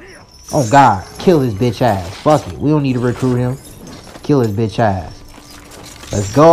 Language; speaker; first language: English; native; English